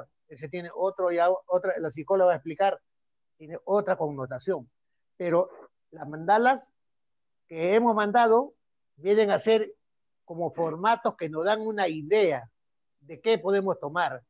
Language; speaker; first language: Spanish; native; Spanish